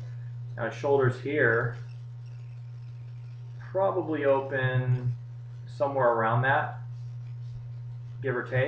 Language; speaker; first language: English; native; English